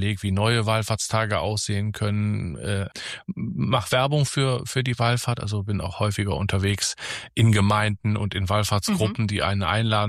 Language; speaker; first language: German; native; German